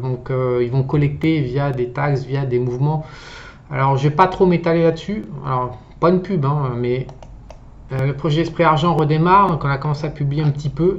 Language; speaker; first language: French; native; French